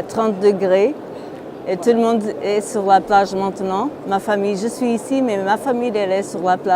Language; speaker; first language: French; non-native, fluent; Portuguese